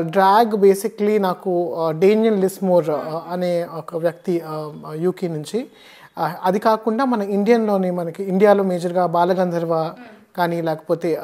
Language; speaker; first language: Telugu; native; Telugu